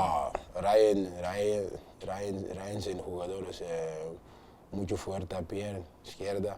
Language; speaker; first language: Spanish; non-native, learner; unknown